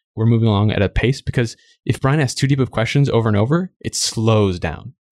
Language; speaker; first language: English; native; English